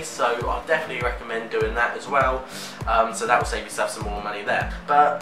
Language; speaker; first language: English; native; English